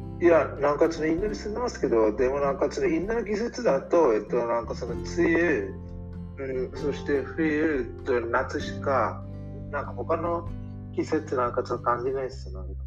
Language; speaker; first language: Japanese; non-native, learner; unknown